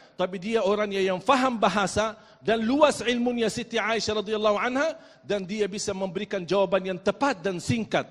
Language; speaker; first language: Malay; non-native, fluent; Arabic